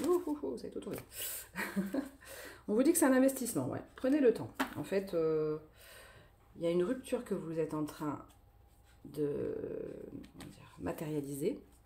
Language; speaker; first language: French; native; French